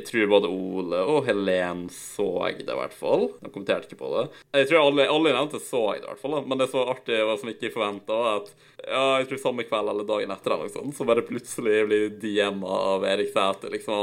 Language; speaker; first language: Norwegian; native; Norwegian